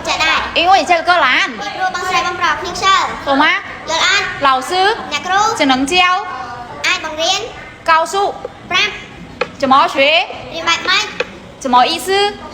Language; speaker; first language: Chinese; non-native, fluent; Khmer